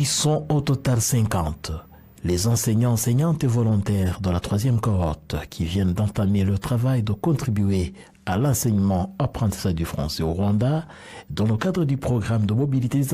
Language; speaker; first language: French; non-native, local second language; Kinyarwanda